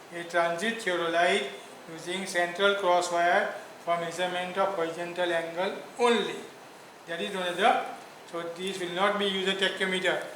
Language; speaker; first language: English; non-native, local second language; Gujarati